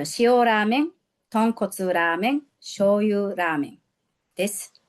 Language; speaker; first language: Japanese; non-native, fluent; Mongolian